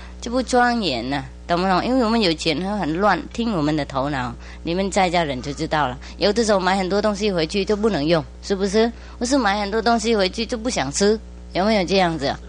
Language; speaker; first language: Chinese; non-native, fluent; Vietnamese